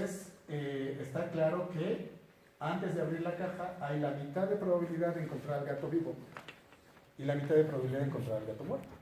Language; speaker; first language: Spanish; native; Spanish